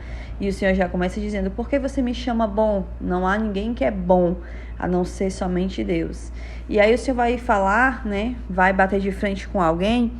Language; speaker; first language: Portuguese; native; Portuguese